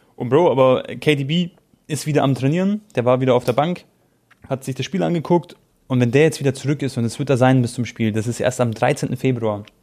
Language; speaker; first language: German; early bilingual, other home language; Croatian